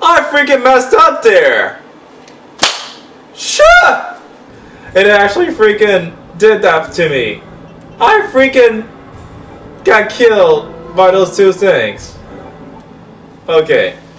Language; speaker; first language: English; native; English